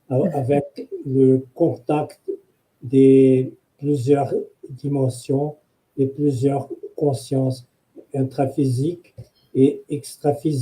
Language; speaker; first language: French; non-native, fluent; Portuguese